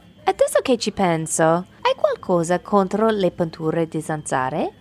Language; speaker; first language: Italian; non-native, learner; English